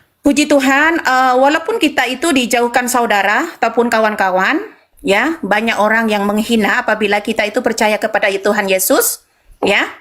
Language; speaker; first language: Indonesian; non-native, local second language; Madurese